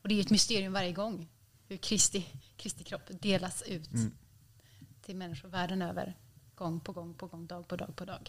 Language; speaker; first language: Swedish; native; Swedish